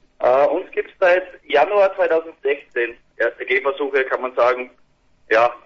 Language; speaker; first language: German; native; German